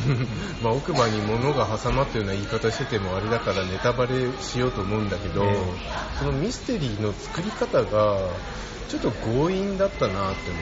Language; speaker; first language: Japanese; native; Japanese